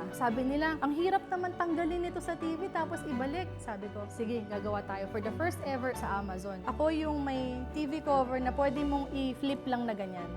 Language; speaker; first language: Filipino; native; Filipino